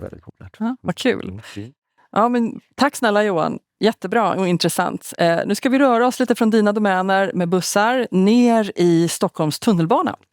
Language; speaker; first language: Swedish; native; Swedish